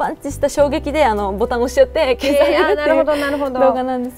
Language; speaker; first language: Japanese; native; Japanese